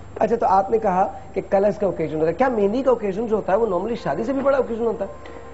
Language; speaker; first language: Urdu; native; Urdu